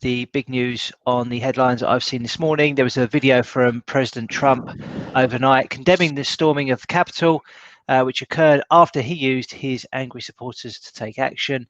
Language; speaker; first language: English; native; English